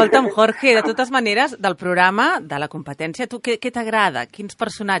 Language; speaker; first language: Catalan; native; Catalan